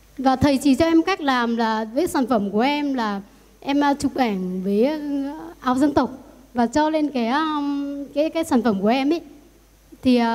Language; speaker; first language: Vietnamese; non-native, local second language; Iu Mien